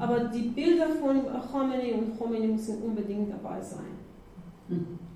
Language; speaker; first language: German; non-native, learner; Persian